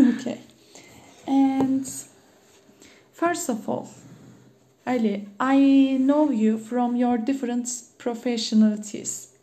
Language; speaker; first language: English; non-native, learner; Turkish